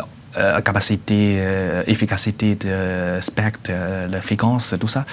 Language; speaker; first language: French; non-native, learner; Chinese